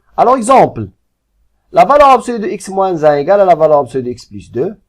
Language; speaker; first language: French; non-native, local second language; Arabic